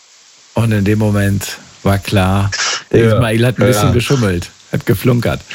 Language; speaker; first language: German; native; German